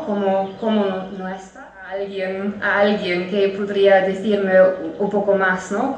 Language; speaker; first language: Spanish; non-native, fluent; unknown